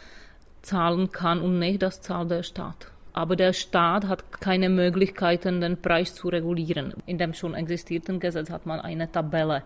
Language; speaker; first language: German; non-native, fluent; Czech